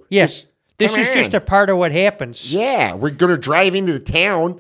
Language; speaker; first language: English; native; English